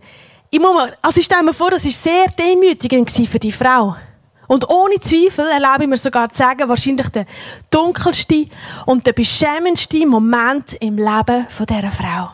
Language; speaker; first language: German; native; German